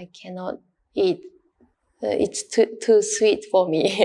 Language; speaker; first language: English; non-native, learner; Japanese